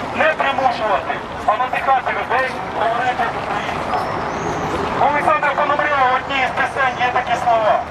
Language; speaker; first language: Ukrainian; native; Ukrainian